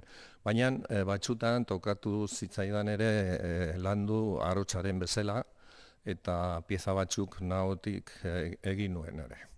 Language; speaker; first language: Basque; non-native, local second language; Spanish